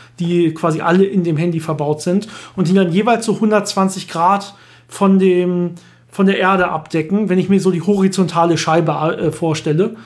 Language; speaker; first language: German; native; German